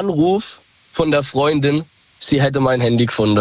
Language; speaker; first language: German; native; German